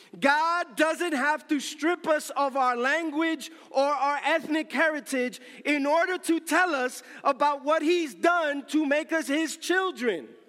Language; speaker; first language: English; early bilingual, other home language; Spanish